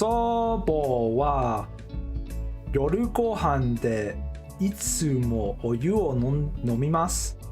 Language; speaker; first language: Japanese; non-native, learner; English